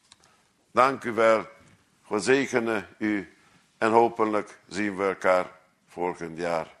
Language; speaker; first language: Dutch; non-native, fluent; Hungarian